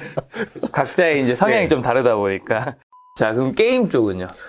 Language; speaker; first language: Korean; native; Korean